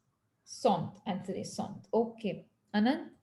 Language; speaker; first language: French; non-native, fluent; Hindi